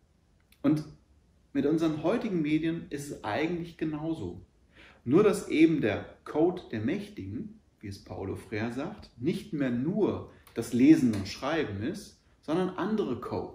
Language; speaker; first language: German; native; German